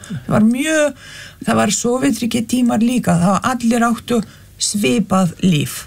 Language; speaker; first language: Icelandic; non-native, fluent; Lithuanian